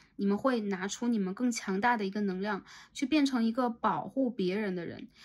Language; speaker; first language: Chinese; native; Chinese